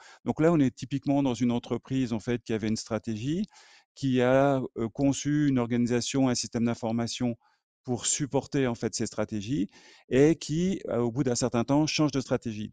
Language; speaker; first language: French; native; French